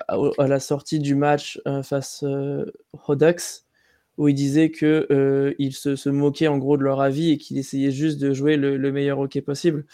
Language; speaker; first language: French; native; French